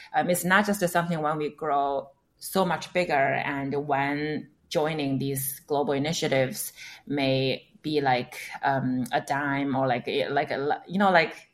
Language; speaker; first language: English; non-native, fluent; Chinese